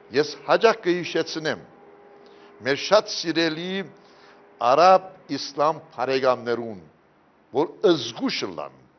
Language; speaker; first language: Armenian; early bilingual, heritage; Armenian